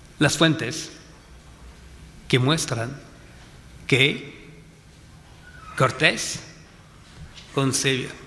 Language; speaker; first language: Spanish; non-native, fluent; French